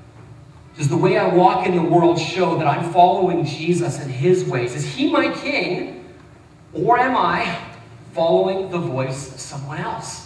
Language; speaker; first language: English; native; English